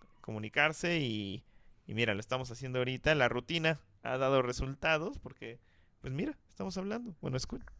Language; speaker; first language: Spanish; native; Spanish